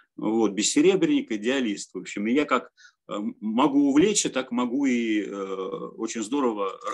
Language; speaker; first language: Russian; native; Russian